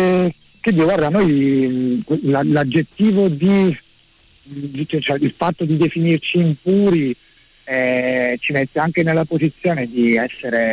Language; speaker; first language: Italian; native; Italian